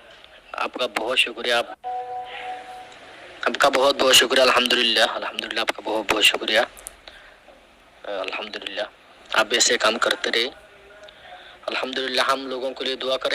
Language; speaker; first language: Hindi; non-native, learner; Rohingya